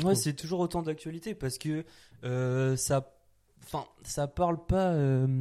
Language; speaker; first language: French; native; French